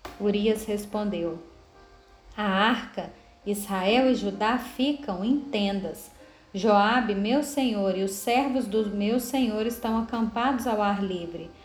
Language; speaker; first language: Portuguese; native; Portuguese